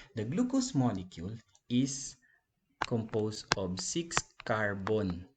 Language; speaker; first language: English; non-native, local second language; Filipino